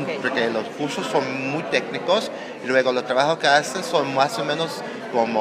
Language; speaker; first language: Spanish; non-native, learner; English